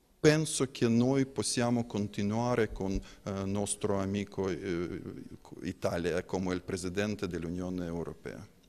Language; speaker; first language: Italian; non-native, learner; Ukrainian